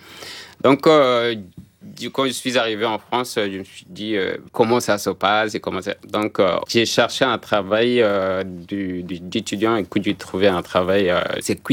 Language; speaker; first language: French; non-native, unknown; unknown